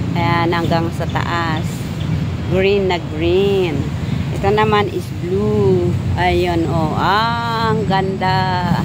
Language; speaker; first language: Filipino; native; Filipino